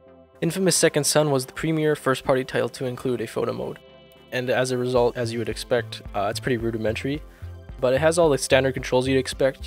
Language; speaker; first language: English; native; English